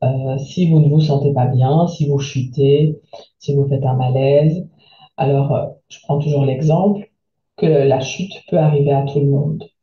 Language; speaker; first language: French; native; French